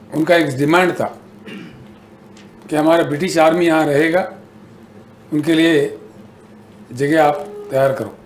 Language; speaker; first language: Hindi; native; Hindi